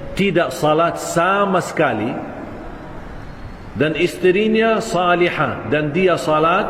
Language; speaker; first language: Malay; non-native, fluent; Arabic